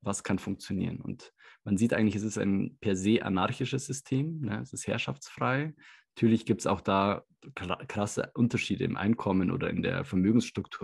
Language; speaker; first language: German; native; German